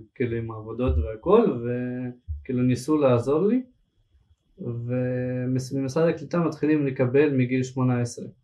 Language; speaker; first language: Hebrew; early bilingual, other home language; Ukrainian